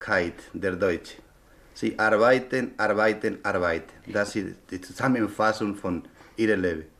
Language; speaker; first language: German; non-native, learner; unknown